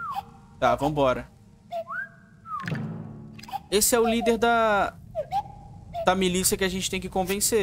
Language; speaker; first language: Portuguese; native; Portuguese